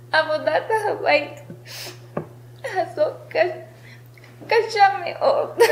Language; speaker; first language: Hebrew; non-native, learner; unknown